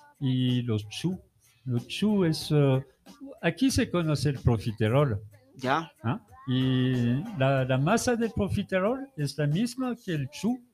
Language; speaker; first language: Spanish; non-native, learner; French